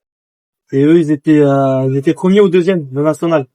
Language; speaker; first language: French; native; French